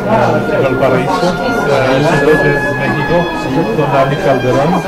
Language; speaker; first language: Spanish; non-native, learner; Romanian